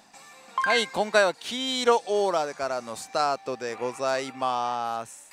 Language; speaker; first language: Japanese; native; Japanese